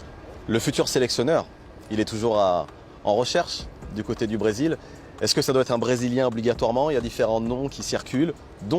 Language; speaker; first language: French; native; French